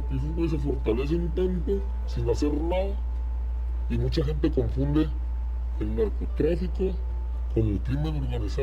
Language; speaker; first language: Spanish; native; Spanish